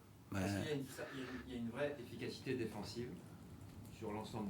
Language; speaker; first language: French; native; French